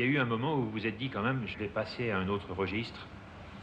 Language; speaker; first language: French; native; French